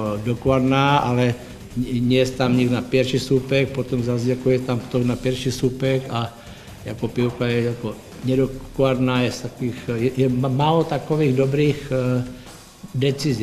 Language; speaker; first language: Polish; non-native, learner; Czech